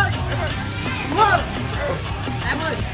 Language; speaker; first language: Japanese; non-native, learner; Vietnamese